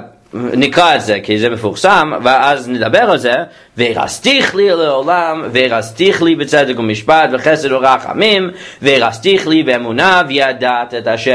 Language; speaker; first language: Hebrew; non-native, fluent; English